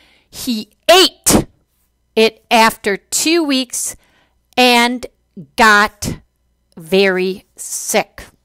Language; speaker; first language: English; native; English